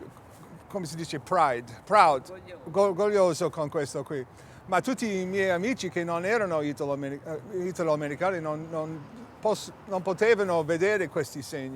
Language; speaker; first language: Italian; early bilingual, heritage; English